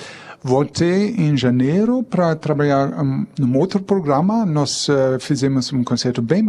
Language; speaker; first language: Portuguese; non-native, fluent; German